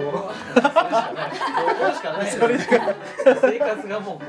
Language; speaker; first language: Japanese; native; Japanese